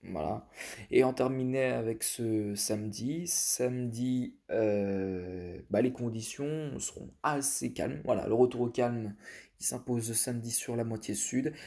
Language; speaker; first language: French; native; French